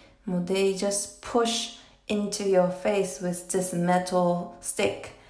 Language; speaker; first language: English; non-native, fluent; Japanese